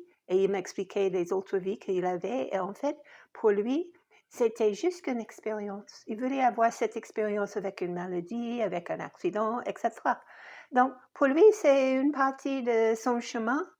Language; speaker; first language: French; non-native, fluent; English